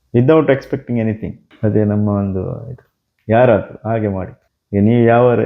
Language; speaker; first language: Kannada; non-native, local second language; Malayalam